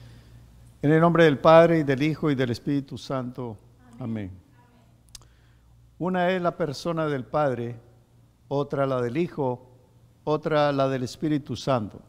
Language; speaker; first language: Spanish; native; Spanish